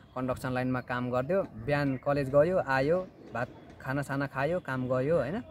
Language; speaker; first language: Nepali; non-native, local second language; Limbu